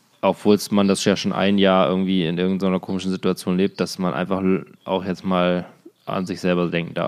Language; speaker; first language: German; native; German